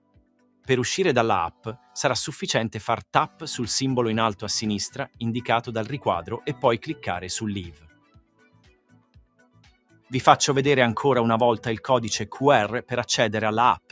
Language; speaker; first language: Italian; native; Italian